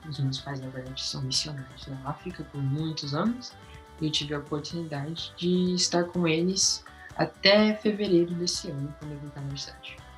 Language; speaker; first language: Portuguese; early bilingual, heritage; Portuguese